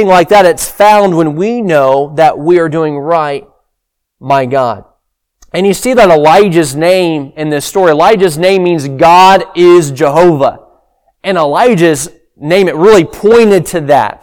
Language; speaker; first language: English; native; English